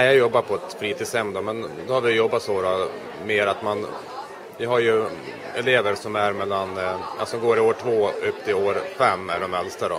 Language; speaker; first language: Swedish; native; Swedish